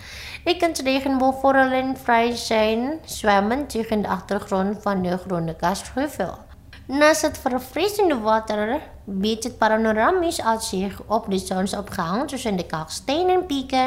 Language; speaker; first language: Dutch; non-native, fluent; Indonesian